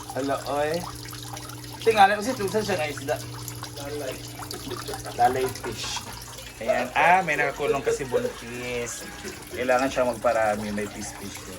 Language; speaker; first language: Filipino; non-native, local second language; Cebuano